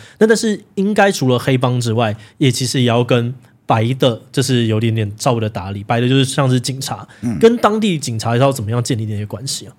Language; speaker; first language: Chinese; native; Chinese